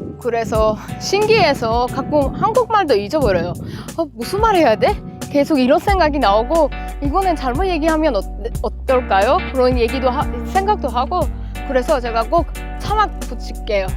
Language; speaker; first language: Korean; non-native, learner; Persian